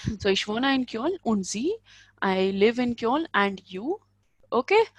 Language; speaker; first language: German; non-native, fluent; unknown